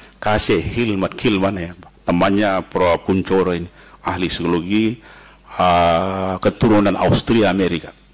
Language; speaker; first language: Indonesian; native; Indonesian